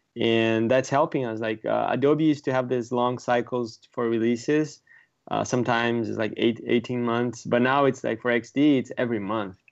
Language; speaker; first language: English; non-native, fluent; Portuguese